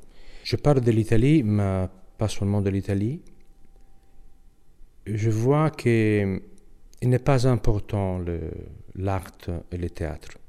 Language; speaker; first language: French; non-native, learner; Italian